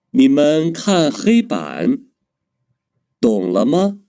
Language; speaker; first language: Chinese; non-native, learner; Urdu